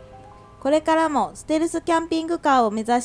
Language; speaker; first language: Japanese; native; Japanese